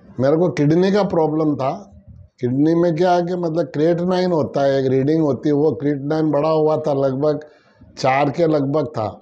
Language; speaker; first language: Hindi; native; Hindi